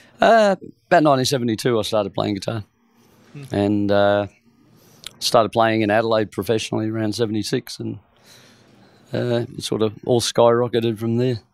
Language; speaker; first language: English; native; English